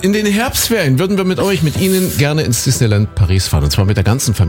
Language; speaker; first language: German; native; German